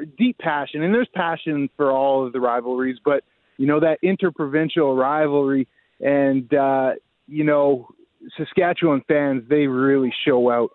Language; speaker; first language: English; native; English